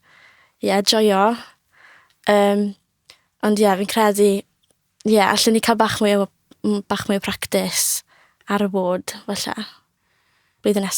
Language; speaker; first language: Welsh; native; Welsh